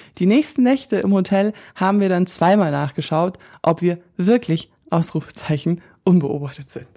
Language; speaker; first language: German; native; German